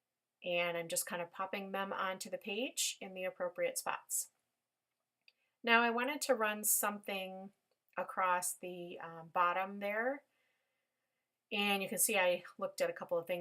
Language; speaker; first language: English; native; English